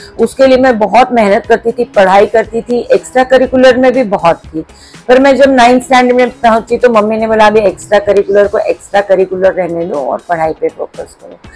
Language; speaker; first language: Hindi; non-native, local second language; Marathi